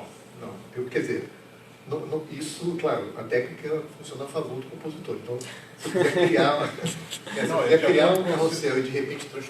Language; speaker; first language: Portuguese; native; Portuguese